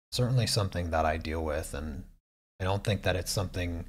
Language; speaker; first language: English; native; English